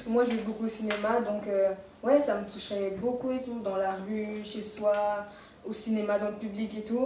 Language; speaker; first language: French; native; French